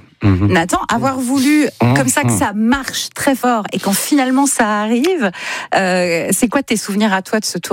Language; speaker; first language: French; native; French